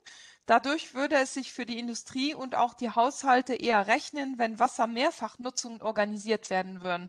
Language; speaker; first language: German; non-native, local second language; Luxembourgish